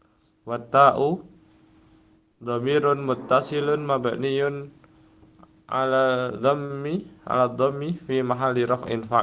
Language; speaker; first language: Arabic; non-native, learner; Indonesian